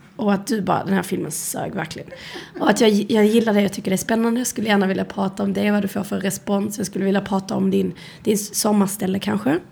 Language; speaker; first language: Swedish; native; Swedish